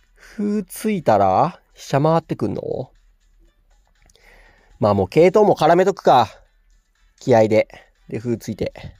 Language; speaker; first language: Japanese; native; Japanese